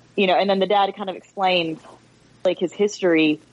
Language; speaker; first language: English; native; English